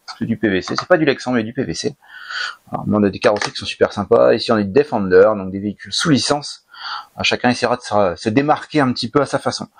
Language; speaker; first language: French; native; French